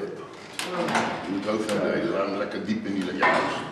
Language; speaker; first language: Dutch; native; Dutch